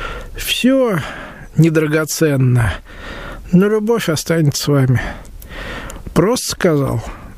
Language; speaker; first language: Russian; native; Russian